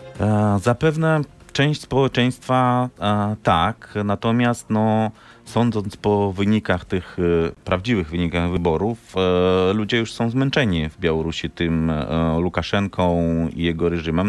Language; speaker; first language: Polish; non-native, fluent; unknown